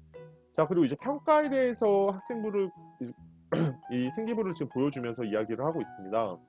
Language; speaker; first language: Korean; native; Korean